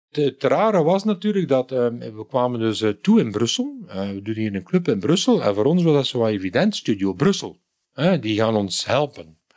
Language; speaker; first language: Dutch; native; Dutch